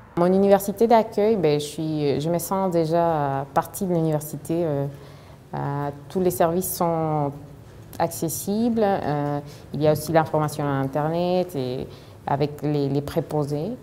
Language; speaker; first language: French; non-native, fluent; Spanish